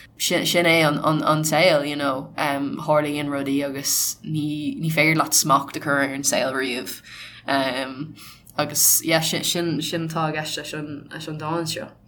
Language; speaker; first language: Irish; non-native, local second language; English